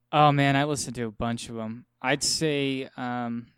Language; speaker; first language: English; native; English